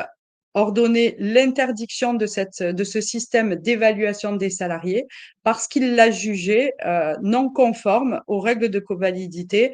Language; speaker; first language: French; native; French